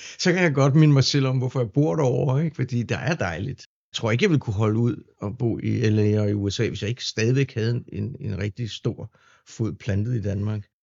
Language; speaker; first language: Danish; native; Danish